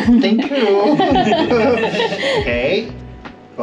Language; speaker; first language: English; non-native, learner; Korean